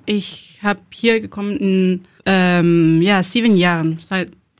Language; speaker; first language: German; non-native, learner; Spanish